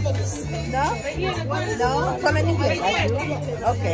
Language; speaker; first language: Spanish; early bilingual, heritage; Spanish